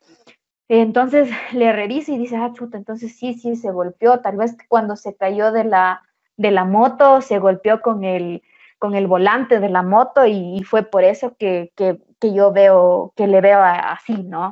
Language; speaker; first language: Spanish; native; Spanish